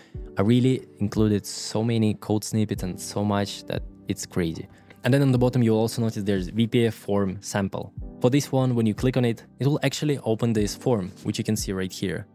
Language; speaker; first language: English; non-native, fluent; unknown